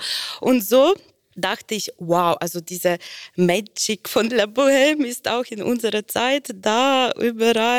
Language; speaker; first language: German; non-native, fluent; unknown